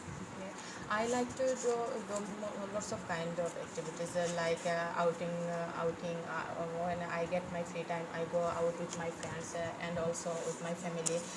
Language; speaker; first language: English; non-native, fluent; Bangla